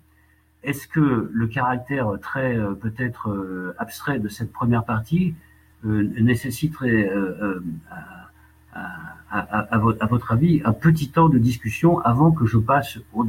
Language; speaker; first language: French; native; French